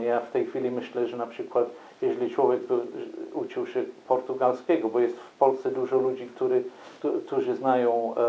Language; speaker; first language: Polish; non-native, fluent; English